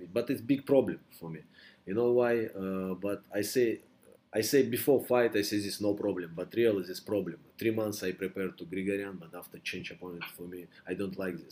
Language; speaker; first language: English; non-native, learner; Russian